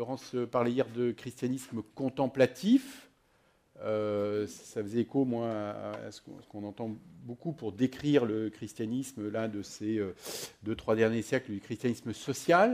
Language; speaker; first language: French; native; French